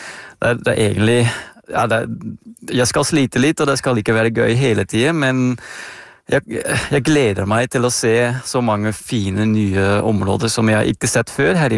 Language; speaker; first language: Norwegian; non-native, fluent; Dutch